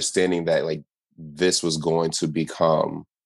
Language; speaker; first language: English; native; English